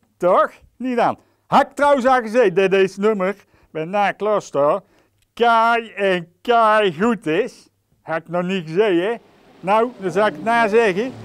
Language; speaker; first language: Dutch; native; Dutch